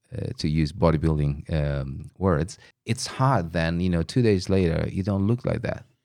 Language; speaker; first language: English; non-native, fluent; Italian